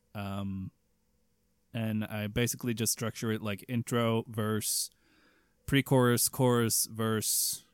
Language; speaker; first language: English; non-native, fluent; Swedish